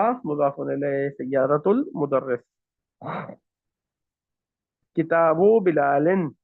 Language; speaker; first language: Arabic; non-native, fluent; Urdu